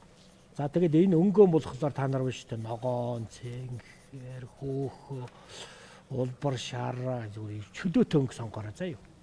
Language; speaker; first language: Mongolian; native; Mongolian